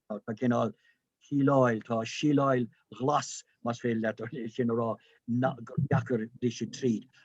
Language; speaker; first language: Irish; non-native, local second language; English